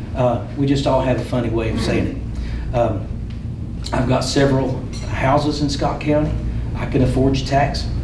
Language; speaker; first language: English; native; English